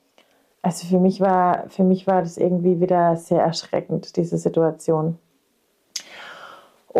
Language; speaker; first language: German; native; German